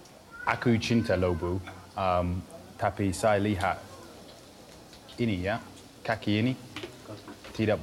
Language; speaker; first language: Indonesian; non-native, learner; English